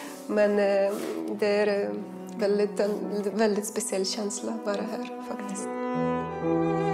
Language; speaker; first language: Swedish; non-native, fluent; Ukrainian